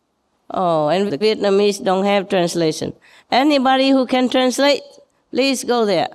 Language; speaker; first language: English; non-native, fluent; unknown